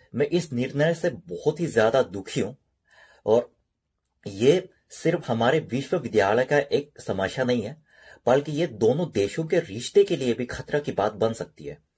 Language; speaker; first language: Hindi; non-native, learner; Korean